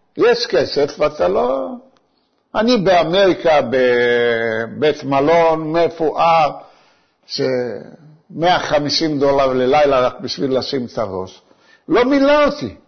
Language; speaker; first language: Hebrew; non-native, fluent; Arabic